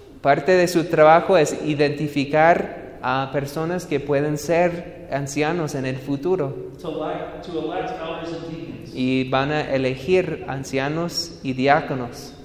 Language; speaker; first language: Spanish; non-native, fluent; English